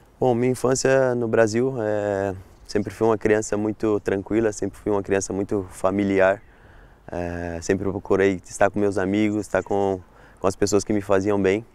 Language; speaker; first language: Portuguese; native; Portuguese